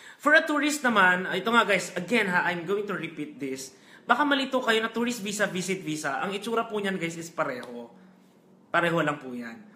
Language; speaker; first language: Filipino; non-native, local second language; Hiligaynon